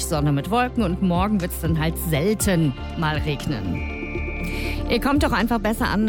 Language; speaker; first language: German; native; German